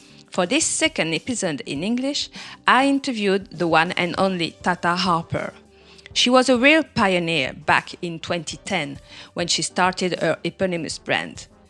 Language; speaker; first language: English; non-native, fluent; French